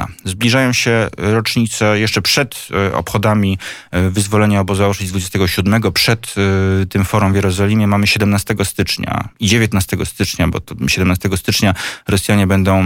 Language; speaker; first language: Polish; native; Polish